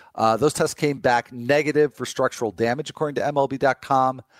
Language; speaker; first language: English; native; English